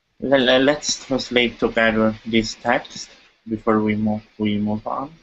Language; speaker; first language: English; non-native, fluent; Italian